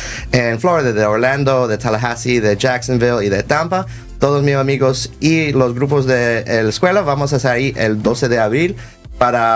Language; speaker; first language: Spanish; early bilingual, heritage; Spanish